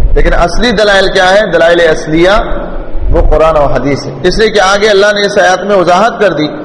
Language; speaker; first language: Urdu; non-native, local second language; Pashto